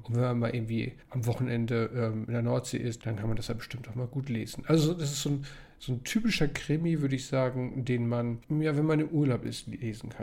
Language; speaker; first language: German; native; German